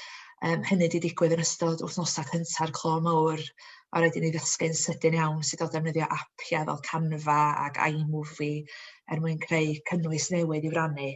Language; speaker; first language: Welsh; native; Welsh